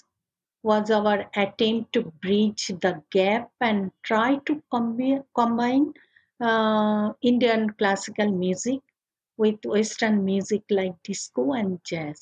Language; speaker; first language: English; non-native, local second language; Bangla